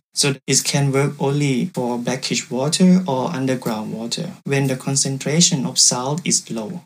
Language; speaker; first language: English; non-native, fluent; Thai